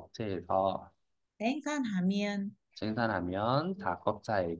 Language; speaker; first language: Korean; non-native, fluent; Vietnamese